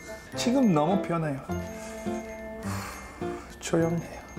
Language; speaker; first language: Korean; non-native, learner; Latvian